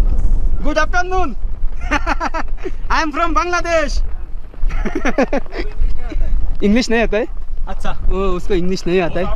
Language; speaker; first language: Hindi; non-native, learner; Bangla